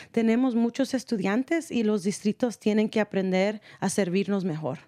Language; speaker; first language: Spanish; early bilingual, heritage; Spanish